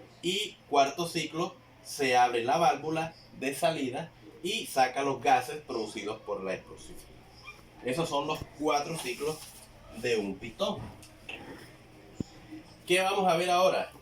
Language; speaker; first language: Spanish; native; Spanish